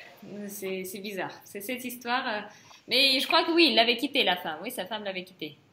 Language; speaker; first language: French; non-native, fluent; Russian